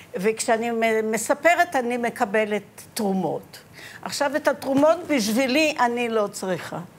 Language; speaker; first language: Hebrew; early bilingual, other home language; Ukrainian